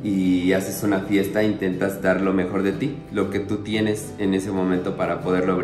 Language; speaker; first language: Spanish; native; Spanish